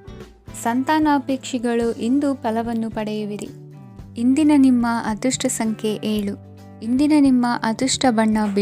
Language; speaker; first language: Kannada; native; Kannada